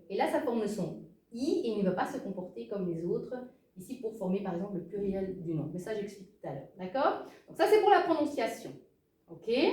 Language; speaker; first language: French; native; French